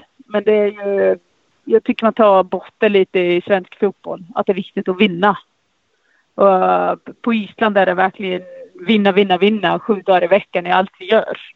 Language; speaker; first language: Swedish; non-native, fluent; Icelandic